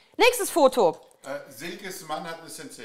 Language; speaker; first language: German; native; German